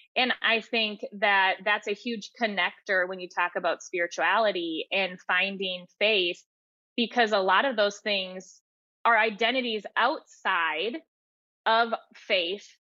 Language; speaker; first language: English; native; English